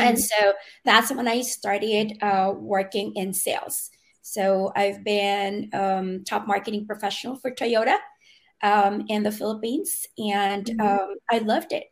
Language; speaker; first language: English; non-native, local second language; Filipino